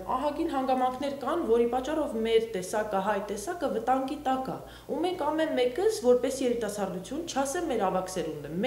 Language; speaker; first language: Armenian; early bilingual, heritage; Armenian